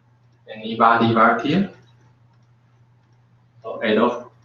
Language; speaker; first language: English; non-native, learner; Chinese